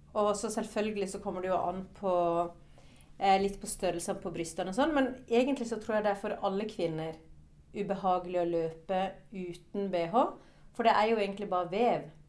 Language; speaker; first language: Norwegian; native; Norwegian